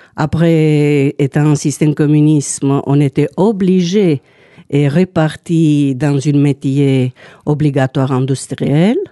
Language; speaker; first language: French; non-native, fluent; Romanian